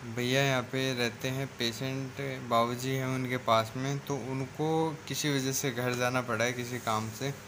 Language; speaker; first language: Hindi; native; Hindi